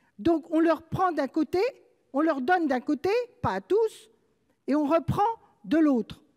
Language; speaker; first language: French; native; French